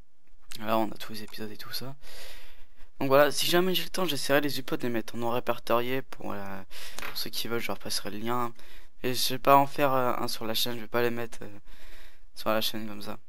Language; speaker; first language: French; native; French